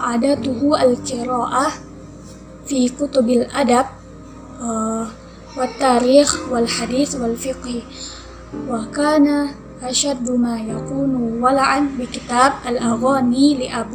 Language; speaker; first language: Arabic; non-native, learner; Indonesian